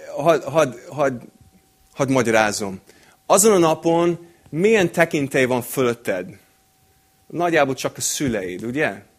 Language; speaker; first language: Hungarian; non-native, fluent; English